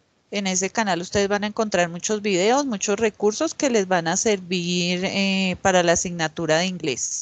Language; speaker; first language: Spanish; native; Spanish